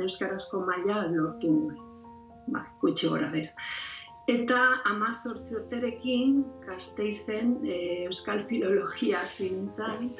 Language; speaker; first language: Basque; non-native, local second language; Spanish